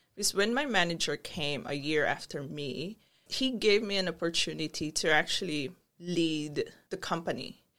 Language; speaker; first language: English; non-native, local second language; Filipino